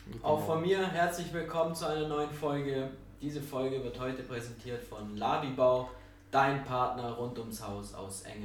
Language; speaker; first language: German; native; German